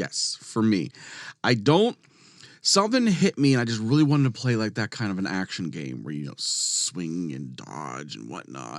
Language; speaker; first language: English; native; English